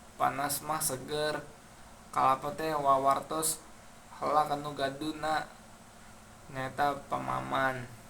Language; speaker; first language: Sundanese; non-native, local second language; Indonesian